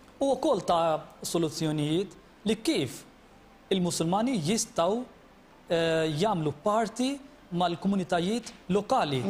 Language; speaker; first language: Maltese; non-native, fluent; Urdu